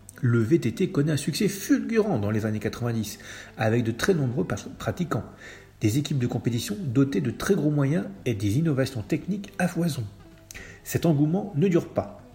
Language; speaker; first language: French; native; French